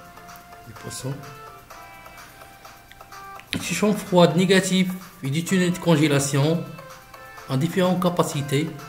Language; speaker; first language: French; non-native, local second language; Arabic